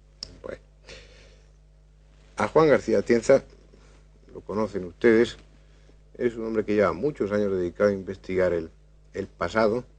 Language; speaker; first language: Spanish; native; Spanish